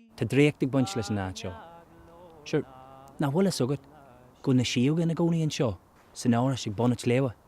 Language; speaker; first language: Irish; non-native, local second language; English